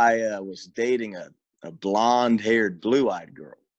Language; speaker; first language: English; native; English